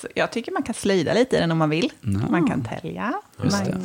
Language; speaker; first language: Swedish; native; Swedish